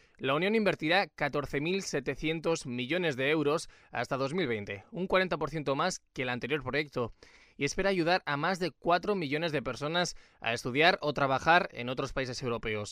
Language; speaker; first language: Spanish; native; Spanish